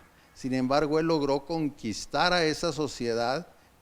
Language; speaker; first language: Spanish; native; Spanish